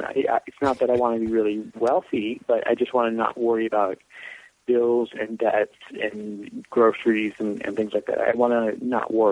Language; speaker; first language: English; native; English